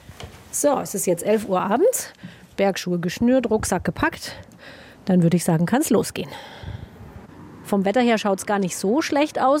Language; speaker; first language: German; native; German